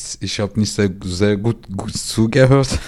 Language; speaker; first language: German; non-native, learner; Turkish